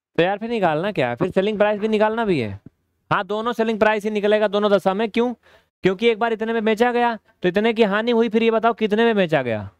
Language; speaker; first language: Hindi; native; Hindi